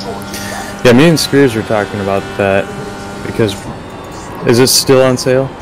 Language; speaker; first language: English; native; English